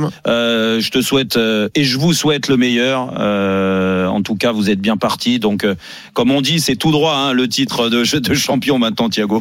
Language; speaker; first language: French; native; French